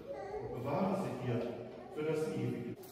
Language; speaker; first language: German; native; German